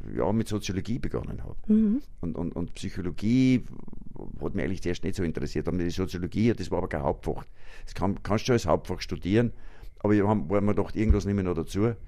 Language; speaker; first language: German; native; German